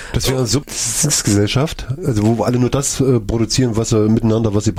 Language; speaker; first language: German; native; German